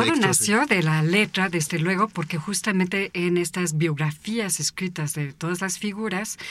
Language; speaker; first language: Spanish; non-native, fluent; English